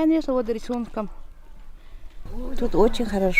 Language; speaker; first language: Russian; non-native, local second language; Uzbek